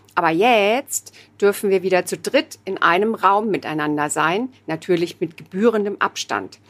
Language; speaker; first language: German; native; German